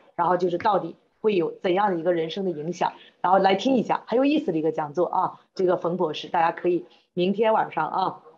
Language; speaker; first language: Chinese; native; Chinese